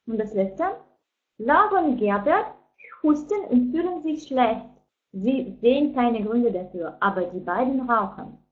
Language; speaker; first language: German; non-native, fluent; Russian